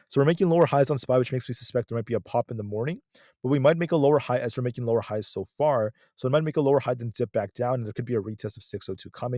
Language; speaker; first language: English; native; English